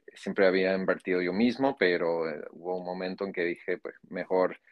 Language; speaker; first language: Spanish; non-native, fluent; English